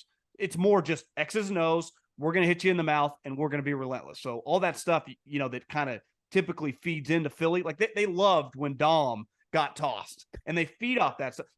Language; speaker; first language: English; native; English